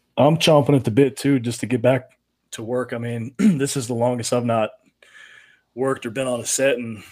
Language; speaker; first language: English; native; English